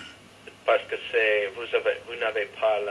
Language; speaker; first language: French; non-native, fluent; English